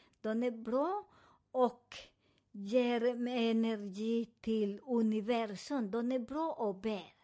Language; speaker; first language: Swedish; non-native, fluent; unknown